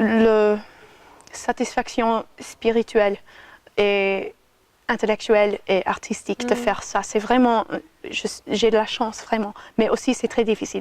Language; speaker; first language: French; non-native, fluent; English